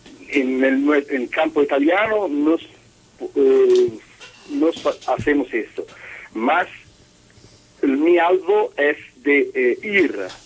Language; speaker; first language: Spanish; non-native, learner; Portuguese